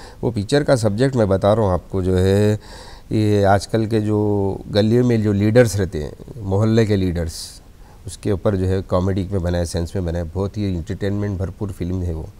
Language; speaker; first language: Hindi; native; Hindi